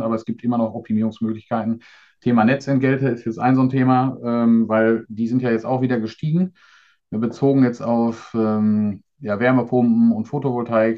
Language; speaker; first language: German; native; German